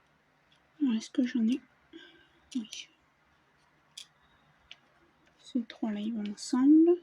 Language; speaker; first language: French; native; French